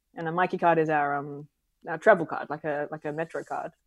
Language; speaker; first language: English; native; English